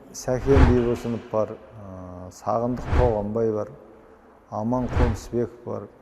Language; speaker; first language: Kazakh; native; Kazakh